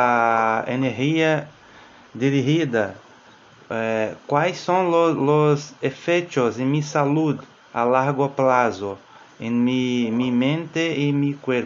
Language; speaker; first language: Spanish; non-native, fluent; Portuguese